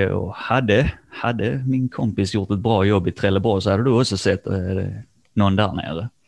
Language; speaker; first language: Swedish; native; Swedish